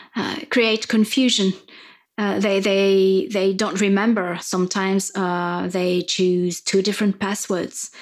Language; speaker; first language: English; non-native, fluent; French